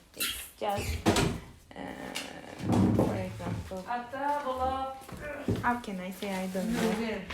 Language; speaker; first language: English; non-native, learner; Turkish